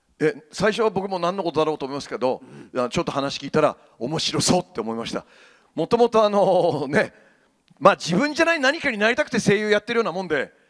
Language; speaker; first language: Japanese; native; Japanese